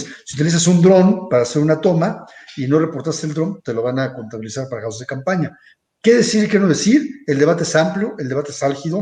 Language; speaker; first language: Spanish; native; Spanish